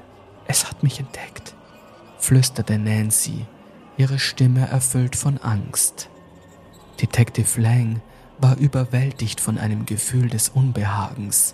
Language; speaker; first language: German; native; German